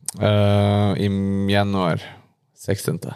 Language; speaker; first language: German; non-native, learner; Norwegian